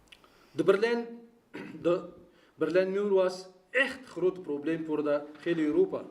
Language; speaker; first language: Dutch; non-native, learner; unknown